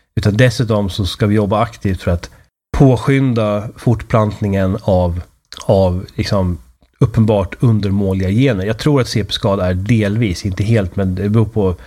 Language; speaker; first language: Swedish; native; Swedish